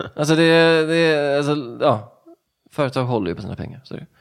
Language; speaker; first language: Swedish; native; Swedish